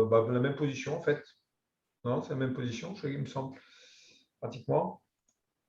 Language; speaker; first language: French; native; French